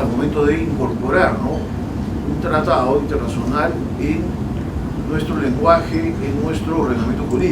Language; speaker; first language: Spanish; native; Spanish